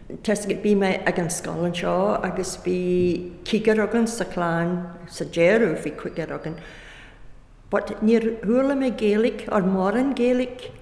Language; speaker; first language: Irish; non-native, fluent; English